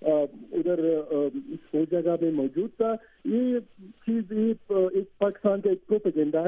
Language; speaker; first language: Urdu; non-native, learner; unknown